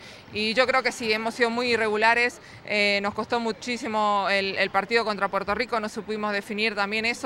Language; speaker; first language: Spanish; native; Spanish